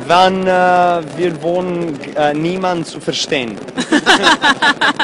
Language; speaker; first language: German; non-native, learner; Serbian